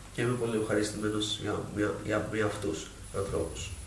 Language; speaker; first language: Greek; non-native, learner; Georgian